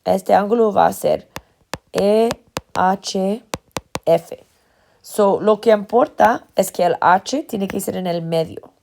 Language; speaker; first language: Spanish; non-native, fluent; English